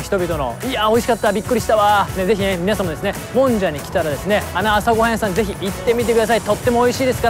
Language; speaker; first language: Japanese; native; Japanese